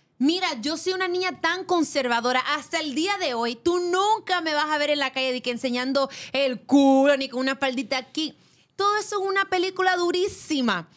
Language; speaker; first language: Spanish; early bilingual, heritage; Spanish